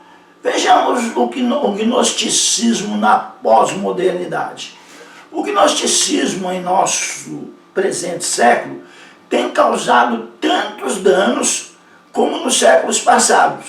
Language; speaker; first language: Portuguese; native; Portuguese